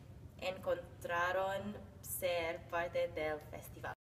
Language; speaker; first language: Spanish; non-native, learner; English